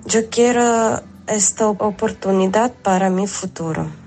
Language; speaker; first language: Spanish; non-native, learner; Ukrainian